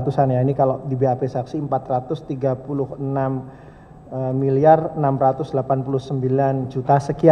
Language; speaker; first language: Indonesian; native; Indonesian